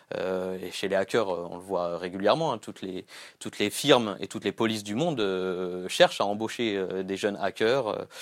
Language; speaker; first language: French; native; French